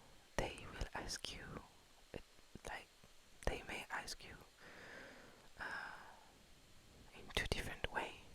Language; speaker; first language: English; non-native, fluent; French